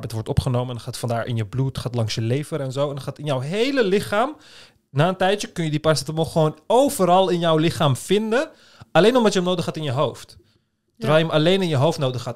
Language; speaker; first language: Dutch; native; Dutch